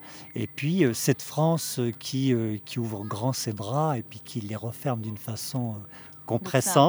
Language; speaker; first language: French; early bilingual, other home language; Kabyle